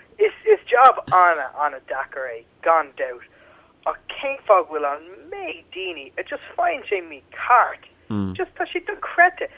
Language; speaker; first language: Irish; non-native, local second language; English